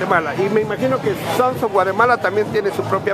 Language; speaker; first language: Spanish; native; Spanish